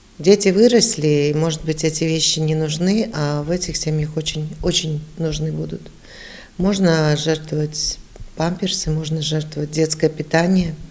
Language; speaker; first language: Russian; native; Russian